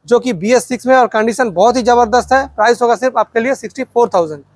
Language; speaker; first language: Hindi; non-native, local second language; Bangla